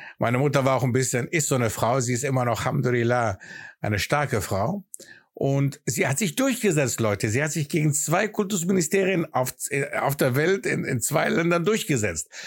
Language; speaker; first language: German; early bilingual, other home language; Greek